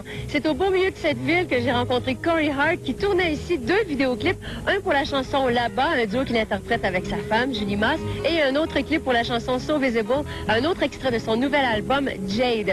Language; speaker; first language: French; native; French